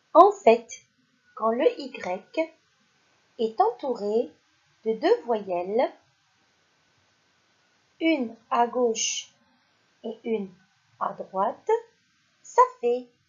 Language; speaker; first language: French; non-native, local second language; Arabic